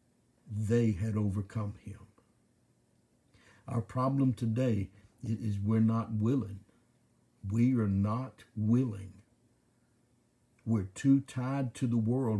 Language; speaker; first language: English; native; English